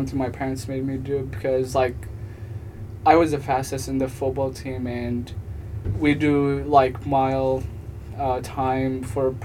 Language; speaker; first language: English; non-native, fluent; Tigrinya